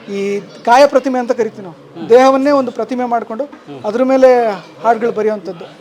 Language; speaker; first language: Kannada; non-native, local second language; Lambadi